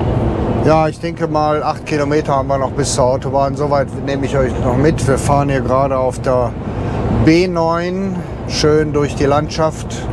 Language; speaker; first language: German; native; German